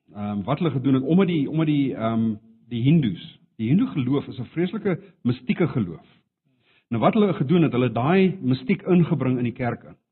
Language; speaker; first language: Afrikaans; non-native, local second language; English